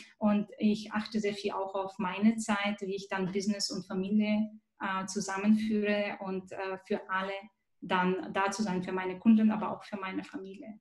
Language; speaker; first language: German; non-native, fluent; Bulgarian